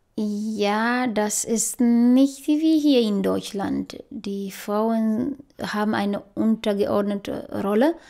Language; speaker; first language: German; non-native, fluent; Fula